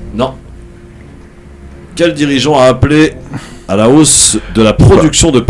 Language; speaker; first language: French; native; French